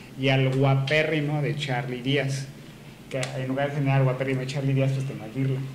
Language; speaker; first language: Spanish; native; Spanish